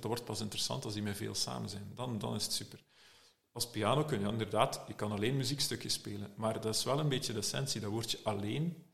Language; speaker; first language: Dutch; native; Dutch